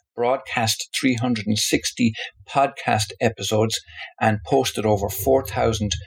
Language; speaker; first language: English; native; English